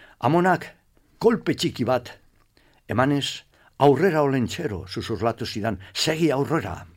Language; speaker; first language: Basque; non-native, local second language; Spanish